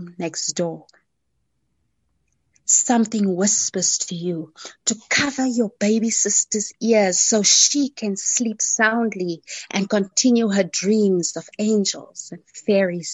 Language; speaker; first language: English; non-native, local second language; Afrikaans